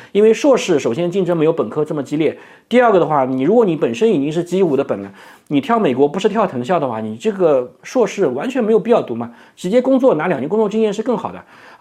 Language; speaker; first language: Chinese; native; Chinese